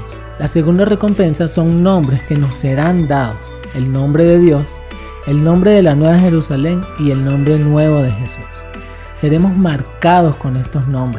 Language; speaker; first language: Spanish; native; Spanish